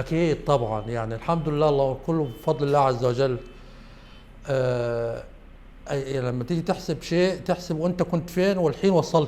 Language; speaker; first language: Arabic; native; Arabic